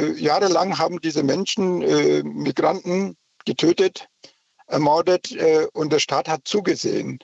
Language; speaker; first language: German; early bilingual, other home language; Turkish